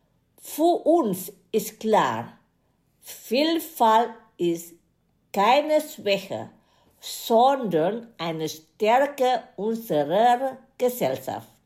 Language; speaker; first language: German; non-native, fluent; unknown